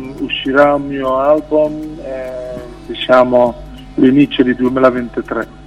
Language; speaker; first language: Italian; non-native, fluent; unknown